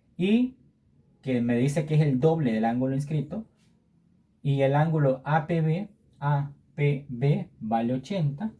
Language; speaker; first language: Spanish; native; Spanish